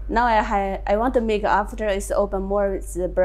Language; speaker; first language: English; non-native, learner; Chinese